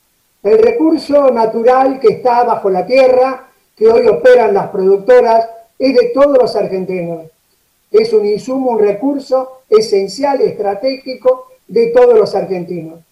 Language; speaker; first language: Spanish; native; Spanish